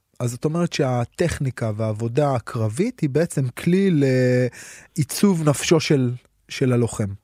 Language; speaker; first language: Hebrew; native; Hebrew